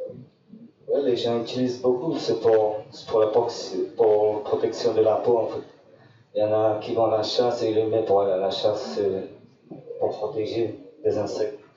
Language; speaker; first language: French; non-native, local second language; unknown